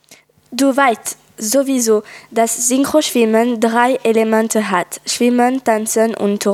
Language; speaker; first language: German; non-native, fluent; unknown